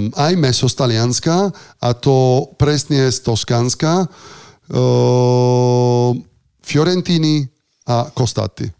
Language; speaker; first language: Slovak; non-native, fluent; Italian